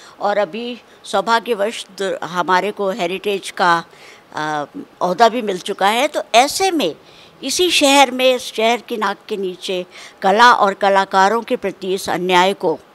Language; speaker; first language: Hindi; native; Hindi